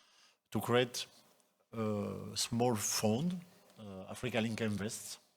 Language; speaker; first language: English; non-native, local second language; French